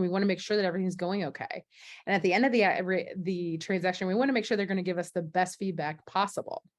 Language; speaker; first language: English; native; English